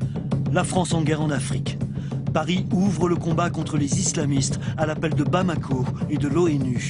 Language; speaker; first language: French; native; French